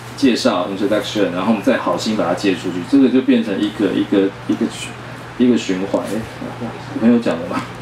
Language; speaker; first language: Chinese; native; Chinese